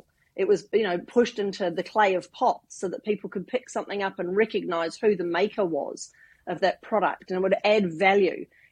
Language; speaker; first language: English; native; English